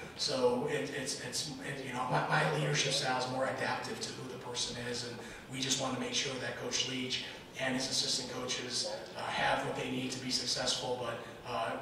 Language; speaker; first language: English; native; English